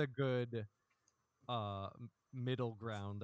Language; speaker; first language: English; native; English